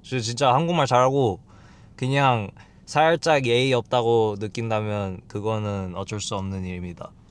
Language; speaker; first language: Korean; early bilingual, heritage; Korean